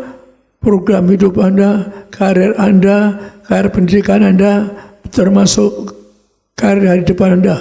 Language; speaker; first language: Indonesian; native; Indonesian